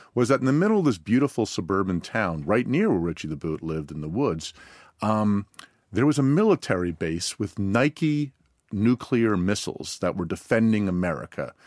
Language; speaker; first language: English; native; English